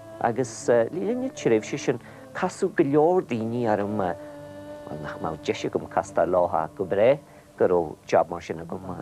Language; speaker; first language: Irish; native; Irish